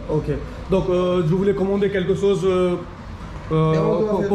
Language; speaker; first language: French; non-native, learner; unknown